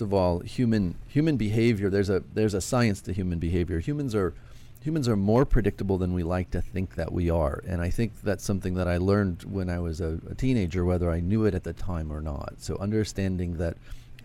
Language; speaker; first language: English; native; English